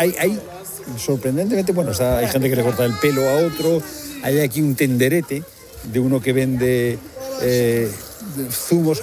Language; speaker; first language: Spanish; native; Spanish